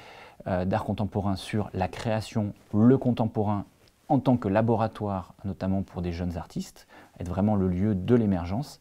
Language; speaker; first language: French; native; French